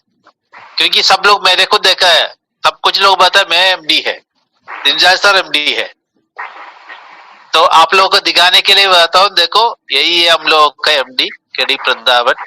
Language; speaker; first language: Hindi; non-native, local second language; Malayalam